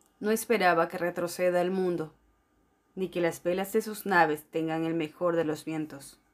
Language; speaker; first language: Spanish; native; Spanish